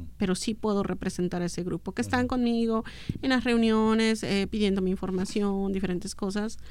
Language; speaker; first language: Spanish; non-native, local second language; Mixtepec Mixtec